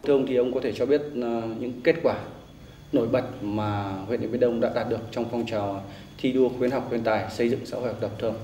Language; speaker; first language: Vietnamese; native; Vietnamese